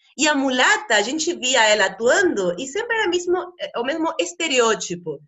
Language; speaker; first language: Portuguese; non-native, fluent; Spanish